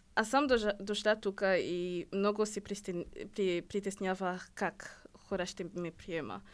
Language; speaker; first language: Bulgarian; non-native, learner; Rundi